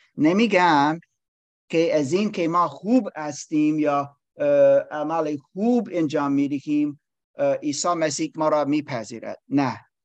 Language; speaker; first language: Persian; non-native, learner; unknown